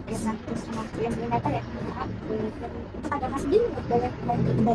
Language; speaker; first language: Indonesian; native; Indonesian